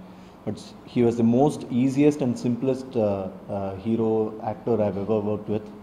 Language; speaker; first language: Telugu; non-native, learner; Tamil